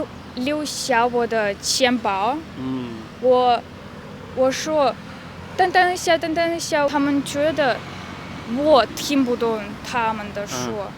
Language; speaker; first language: Chinese; non-native, learner; Russian